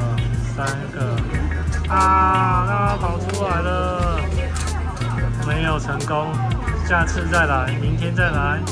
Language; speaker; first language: Chinese; native; Chinese